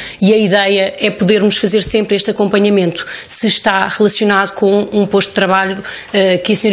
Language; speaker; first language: Portuguese; native; Portuguese